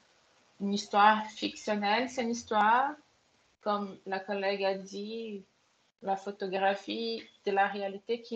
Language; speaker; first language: French; non-native, fluent; Portuguese